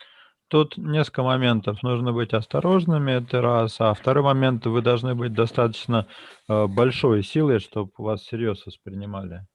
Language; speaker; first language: Russian; native; Russian